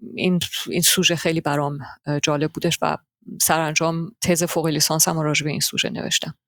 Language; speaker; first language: Persian; early bilingual, heritage; Persian